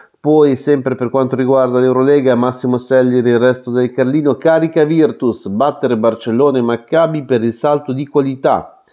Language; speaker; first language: Italian; native; Italian